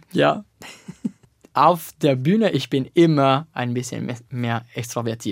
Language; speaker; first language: German; non-native, learner; Italian